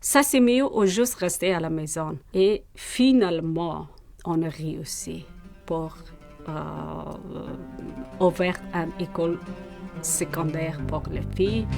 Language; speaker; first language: French; non-native, learner; Persian